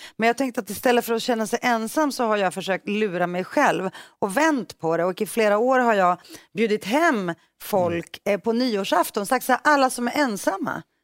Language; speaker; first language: Swedish; early bilingual, other home language; Greek